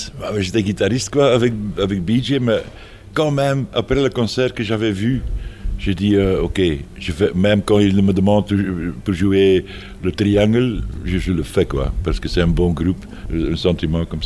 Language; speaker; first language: French; non-native, fluent; Dutch